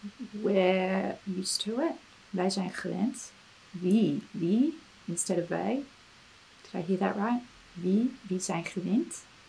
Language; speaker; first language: Dutch; non-native, learner; English